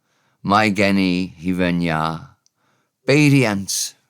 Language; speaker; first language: Welsh; non-native, learner; English